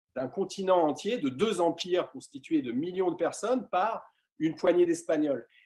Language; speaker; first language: French; native; French